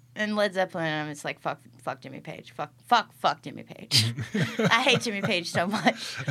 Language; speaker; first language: English; native; English